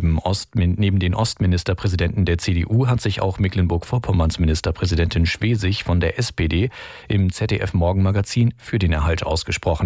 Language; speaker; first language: German; native; German